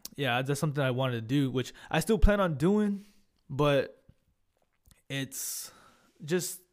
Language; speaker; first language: English; early bilingual, other home language; Spanish